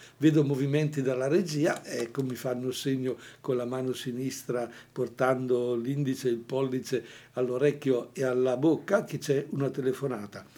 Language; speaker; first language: Italian; native; Italian